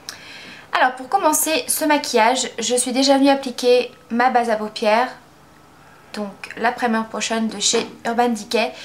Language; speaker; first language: French; native; French